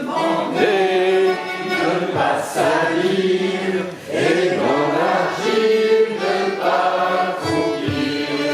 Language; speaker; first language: French; native; French